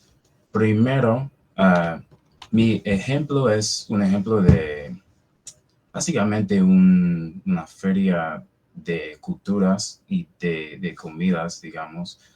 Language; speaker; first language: Spanish; non-native, fluent; English